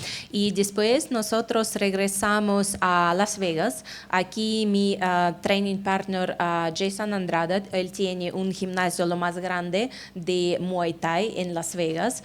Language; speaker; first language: Spanish; non-native, fluent; Russian